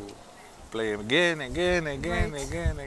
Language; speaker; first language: English; non-native, learner; Romanian